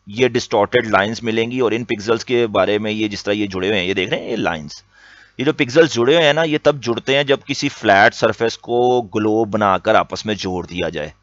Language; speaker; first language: Urdu; native; Urdu